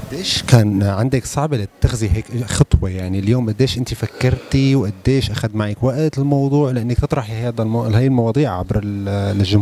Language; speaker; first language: Arabic; native; Arabic